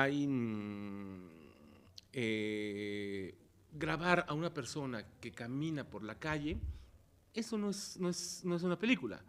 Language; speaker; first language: Spanish; native; Spanish